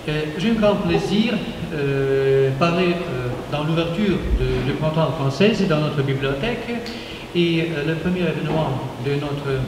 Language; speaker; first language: French; non-native, learner; Ukrainian